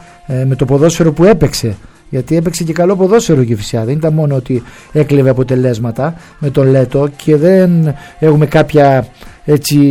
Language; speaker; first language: Greek; native; Greek